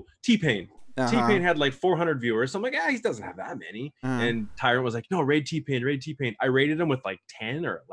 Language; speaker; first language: English; native; English